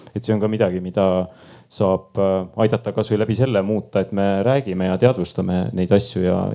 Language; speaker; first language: Estonian; native; Estonian